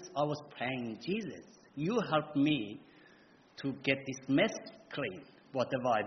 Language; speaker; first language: English; non-native, fluent; Persian